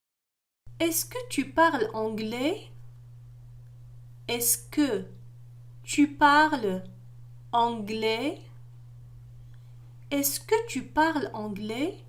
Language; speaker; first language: French; non-native, local second language; Arabic